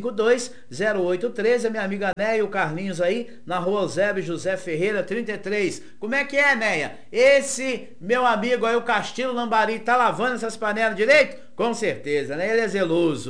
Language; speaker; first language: Portuguese; native; Portuguese